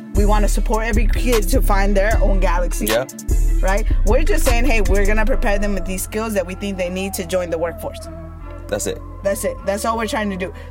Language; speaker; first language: English; early bilingual, other home language; Spanish